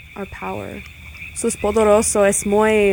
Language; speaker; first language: Spanish; non-native, learner; English